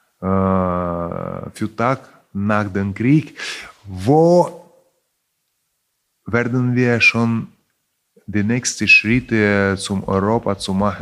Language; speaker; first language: German; non-native, fluent; Russian